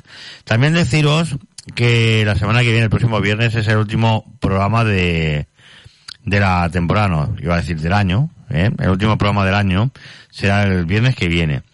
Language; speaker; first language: Spanish; native; Spanish